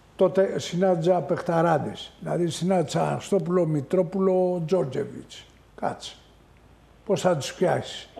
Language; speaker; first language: Greek; native; Greek